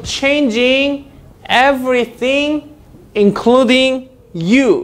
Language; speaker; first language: English; non-native, fluent; Korean